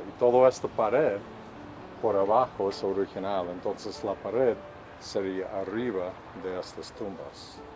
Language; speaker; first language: Spanish; non-native, fluent; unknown